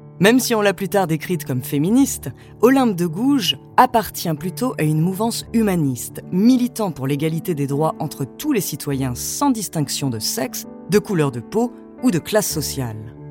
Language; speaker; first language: French; native; French